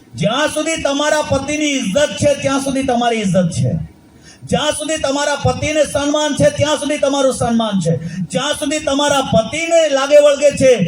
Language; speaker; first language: Gujarati; non-native, local second language; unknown